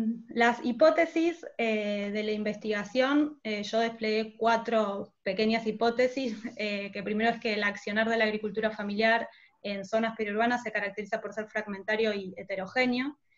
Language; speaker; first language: Spanish; native; Spanish